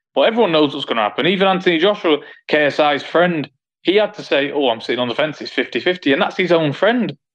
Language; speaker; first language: English; native; English